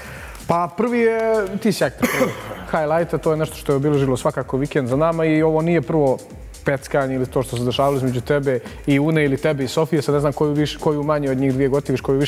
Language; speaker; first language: Serbian; native; Serbian